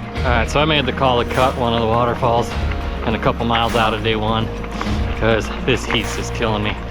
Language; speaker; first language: English; native; English